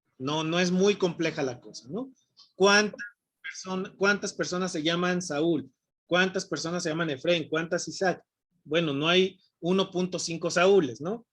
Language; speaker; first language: Spanish; native; Spanish